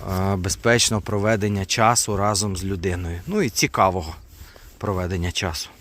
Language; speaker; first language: Ukrainian; non-native, local second language; Russian